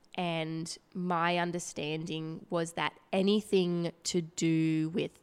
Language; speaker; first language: English; native; English